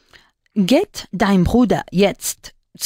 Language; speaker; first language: German; non-native, learner; Spanish